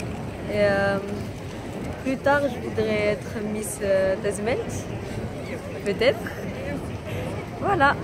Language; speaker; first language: French; early bilingual, other home language; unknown